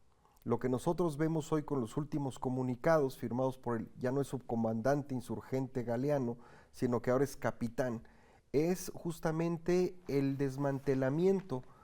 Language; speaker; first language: Spanish; native; Spanish